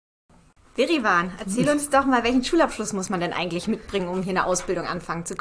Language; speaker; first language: German; native; German